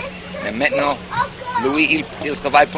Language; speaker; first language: French; non-native, fluent; English